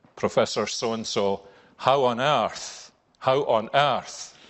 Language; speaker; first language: English; native; English